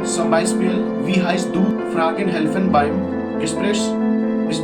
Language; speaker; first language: German; non-native, learner; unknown